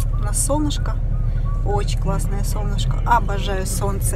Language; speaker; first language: Russian; native; Russian